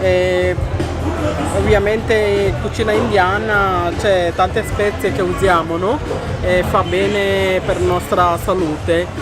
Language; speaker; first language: Italian; non-native, learner; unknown